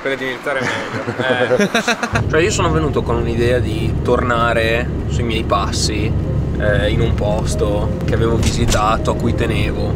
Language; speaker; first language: Italian; native; Italian